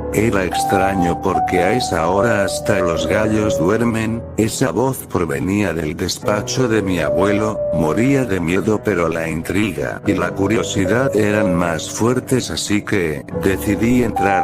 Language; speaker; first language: Spanish; native; Spanish